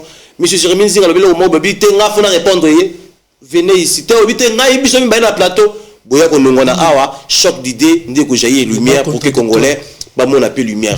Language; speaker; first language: French; non-native, local second language; Lingala